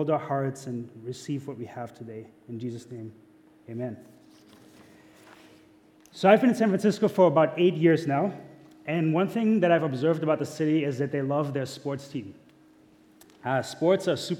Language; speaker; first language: English; non-native, fluent; German